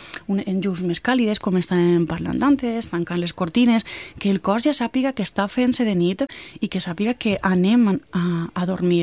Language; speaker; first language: Catalan; native; Catalan